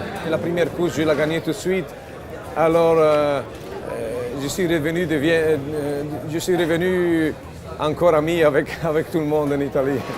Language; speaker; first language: French; non-native, fluent; Italian